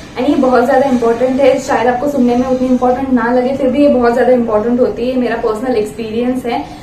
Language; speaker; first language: Hindi; non-native, local second language; Marathi